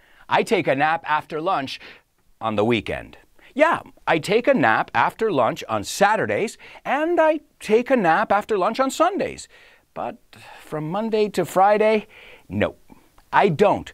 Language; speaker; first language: English; native; English